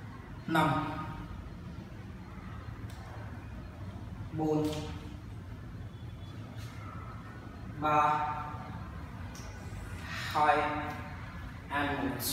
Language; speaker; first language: Vietnamese; non-native, learner; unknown